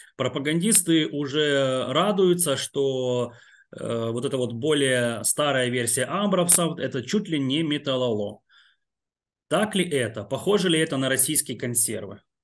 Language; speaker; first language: Russian; non-native, local second language; Ukrainian